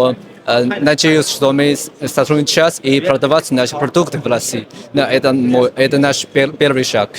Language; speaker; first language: Russian; non-native, learner; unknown